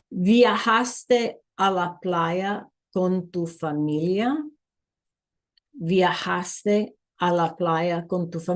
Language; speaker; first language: Spanish; non-native, fluent; English